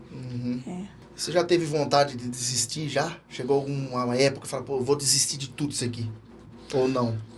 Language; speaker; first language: Portuguese; native; Portuguese